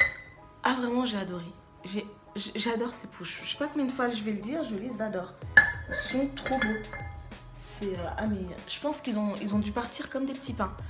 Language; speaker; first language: French; native; French